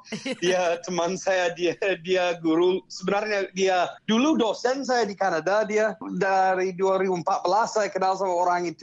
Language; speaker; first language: Indonesian; non-native, fluent; English